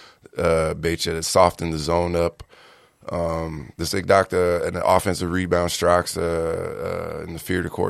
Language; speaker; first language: Dutch; non-native, learner; English